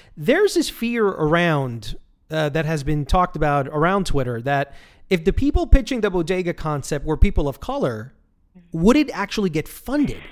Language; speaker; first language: English; early bilingual, other home language; Spanish